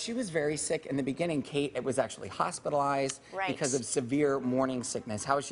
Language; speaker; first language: English; native; English